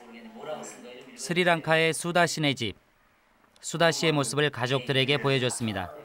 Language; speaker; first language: Korean; native; Korean